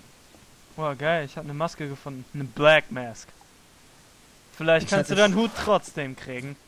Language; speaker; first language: German; native; German